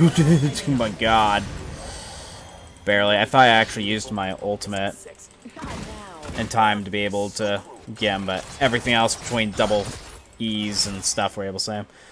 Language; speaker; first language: English; native; English